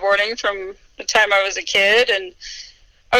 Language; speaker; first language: English; native; English